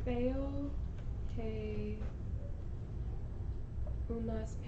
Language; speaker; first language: Spanish; non-native, learner; English